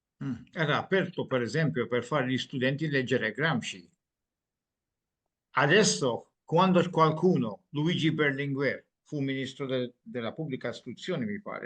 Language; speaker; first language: Italian; non-native, fluent; Maltese